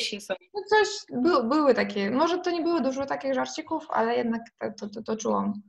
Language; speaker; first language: Polish; non-native, fluent; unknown